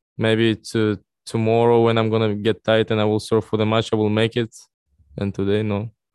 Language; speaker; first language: English; non-native, fluent; Russian